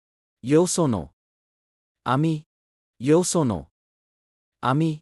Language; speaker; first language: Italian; non-native, learner; Bangla